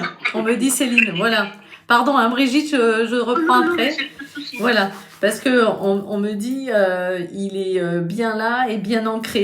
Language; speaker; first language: French; native; French